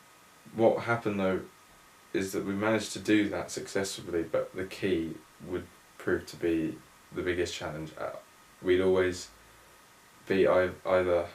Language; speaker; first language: English; native; English